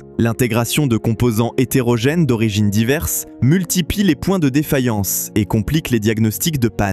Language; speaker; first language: French; native; French